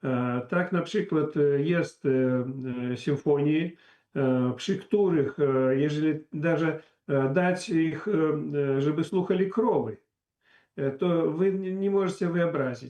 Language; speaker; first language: Polish; non-native, learner; Belarusian